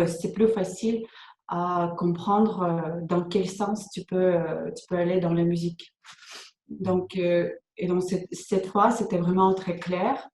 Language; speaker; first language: French; non-native, fluent; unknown